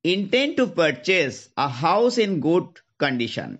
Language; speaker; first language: English; non-native, local second language; Bangla